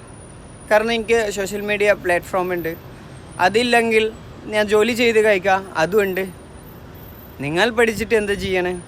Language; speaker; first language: Malayalam; non-native, local second language; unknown